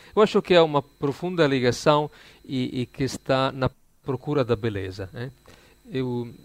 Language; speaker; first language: Portuguese; non-native, fluent; Italian